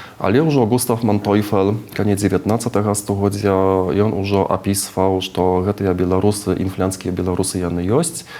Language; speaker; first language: Belarusian; non-native, fluent; Czech